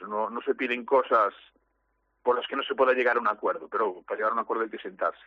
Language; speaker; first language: Spanish; native; Spanish